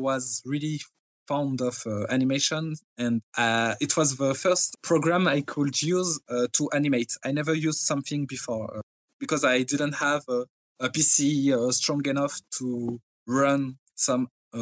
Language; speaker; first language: English; non-native, fluent; French